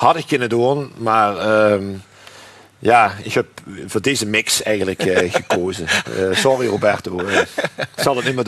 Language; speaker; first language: Dutch; native; Dutch